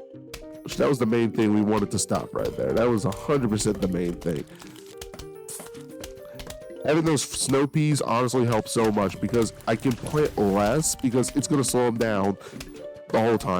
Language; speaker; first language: English; native; English